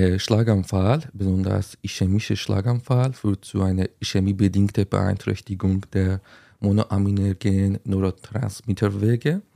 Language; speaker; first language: German; non-native, fluent; Azerbaijani